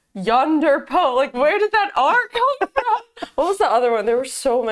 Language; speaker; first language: English; native; English